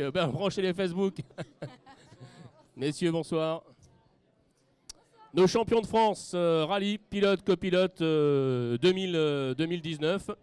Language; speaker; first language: French; native; French